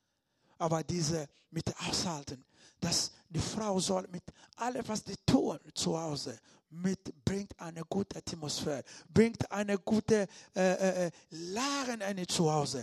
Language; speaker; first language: German; non-native, learner; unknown